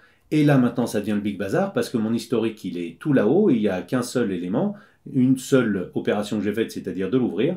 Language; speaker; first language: French; native; French